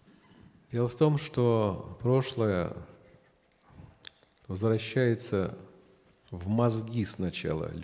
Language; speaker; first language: Russian; native; Russian